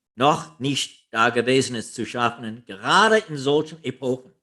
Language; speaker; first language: German; non-native, learner; English